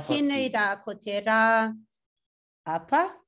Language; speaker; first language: Māori; non-native, local second language; English